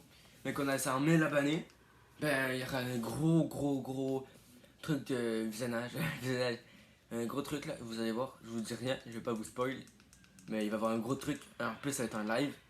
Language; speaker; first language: French; native; French